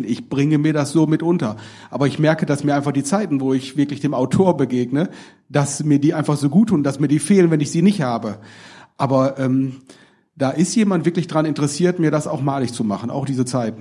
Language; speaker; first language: German; native; German